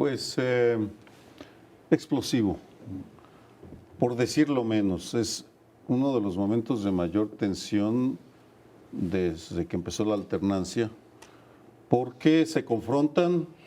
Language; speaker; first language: Spanish; native; Spanish